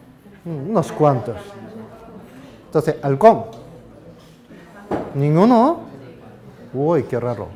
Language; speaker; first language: Spanish; non-native, fluent; Japanese